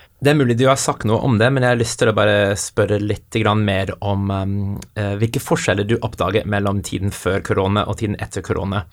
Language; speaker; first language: Norwegian; native; Norwegian